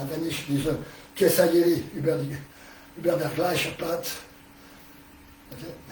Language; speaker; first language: German; non-native, learner; French